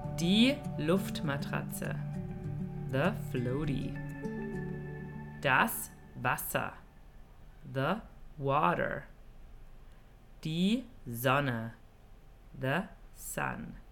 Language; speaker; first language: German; non-native, fluent; English